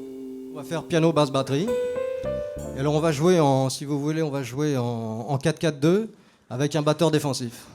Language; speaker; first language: French; native; French